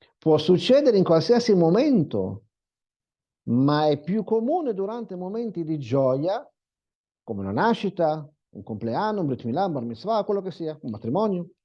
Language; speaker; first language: Italian; non-native, fluent; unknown